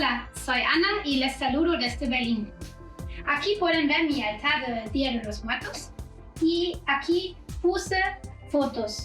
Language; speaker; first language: Spanish; non-native, fluent; German